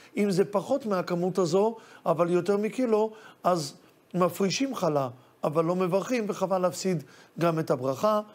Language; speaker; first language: Hebrew; native; Hebrew